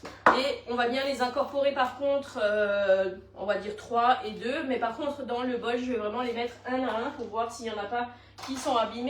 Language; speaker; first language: French; native; French